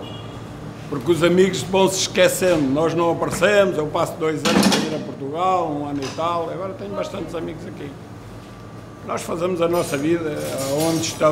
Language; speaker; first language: Portuguese; native; Portuguese